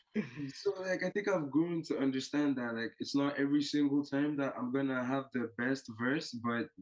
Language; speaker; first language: English; non-native, local second language; Yoruba